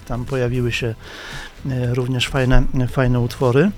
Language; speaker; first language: Polish; native; Polish